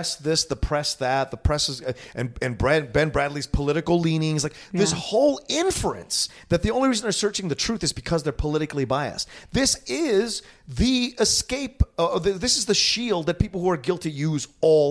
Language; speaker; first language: English; native; English